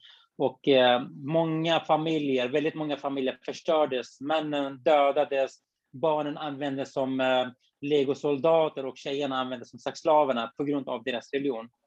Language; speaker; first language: Swedish; non-native, fluent; Kurdish